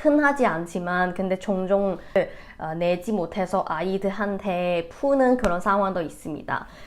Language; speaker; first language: Korean; non-native, fluent; Cantonese